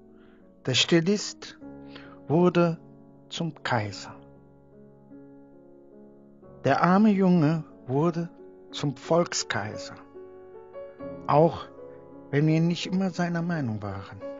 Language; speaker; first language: German; early bilingual, other home language; Turkish